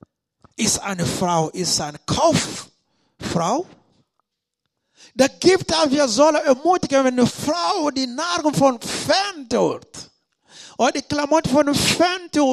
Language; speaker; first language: German; non-native, learner; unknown